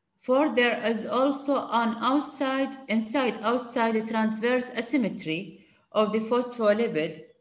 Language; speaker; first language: English; non-native, fluent; Arabic